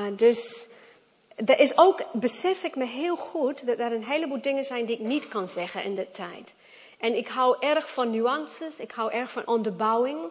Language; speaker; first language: Dutch; non-native, fluent; English